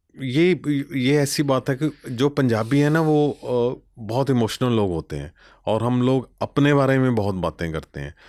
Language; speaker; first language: Hindi; non-native, local second language; Punjabi